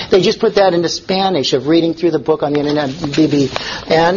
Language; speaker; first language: English; native; English